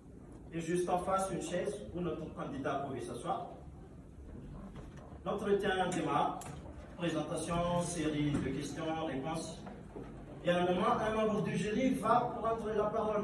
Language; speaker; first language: French; non-native, local second language; Malagasy